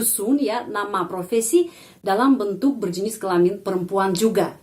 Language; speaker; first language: Indonesian; non-native, fluent; Russian